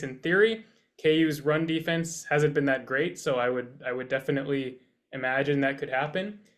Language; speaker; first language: English; native; English